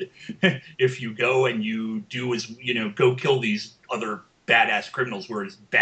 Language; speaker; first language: English; native; English